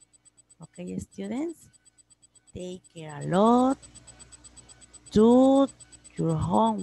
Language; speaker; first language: English; non-native, learner; Spanish